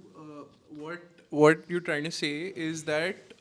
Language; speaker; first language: English; non-native, local second language; Hindi